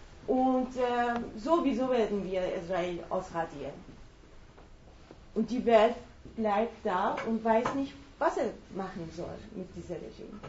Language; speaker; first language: German; non-native, fluent; Persian